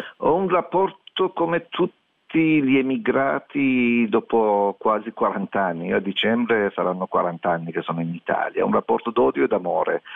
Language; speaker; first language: Italian; non-native, fluent; Persian